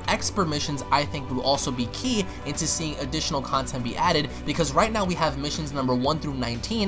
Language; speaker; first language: English; native; English